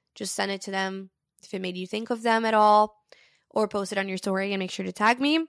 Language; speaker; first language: English; early bilingual, other home language; Portuguese